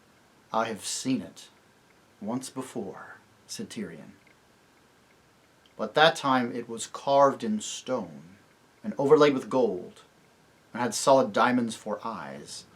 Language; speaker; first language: English; native; English